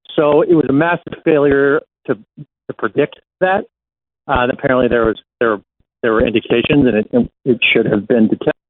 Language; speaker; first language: English; native; English